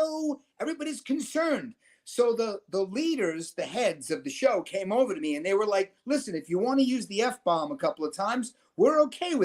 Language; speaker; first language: English; native; English